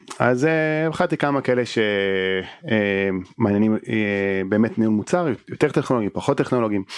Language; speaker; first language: Hebrew; native; Hebrew